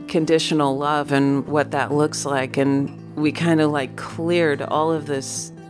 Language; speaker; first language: English; native; English